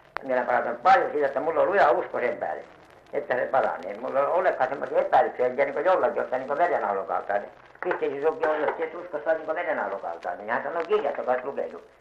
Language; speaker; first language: Finnish; native; Finnish